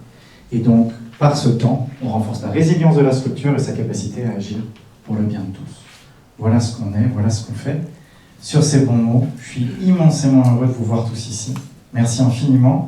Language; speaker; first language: French; native; French